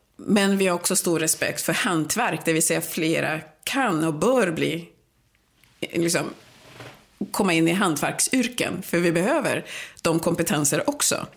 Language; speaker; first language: Swedish; early bilingual, other home language; Swahili